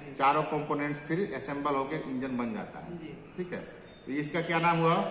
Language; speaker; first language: Hindi; native; Hindi